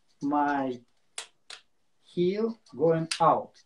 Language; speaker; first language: English; non-native, learner; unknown